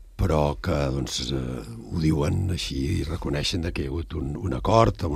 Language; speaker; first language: Catalan; native; Catalan